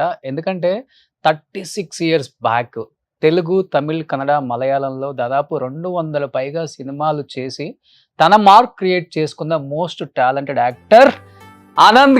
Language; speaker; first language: Telugu; native; Telugu